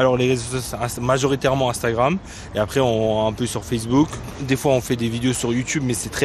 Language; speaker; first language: French; non-native, fluent; Tibetan